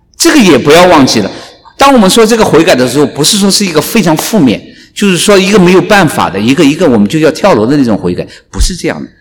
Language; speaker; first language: Chinese; native; Chinese